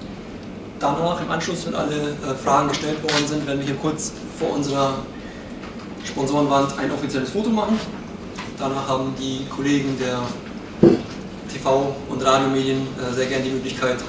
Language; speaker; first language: German; native; German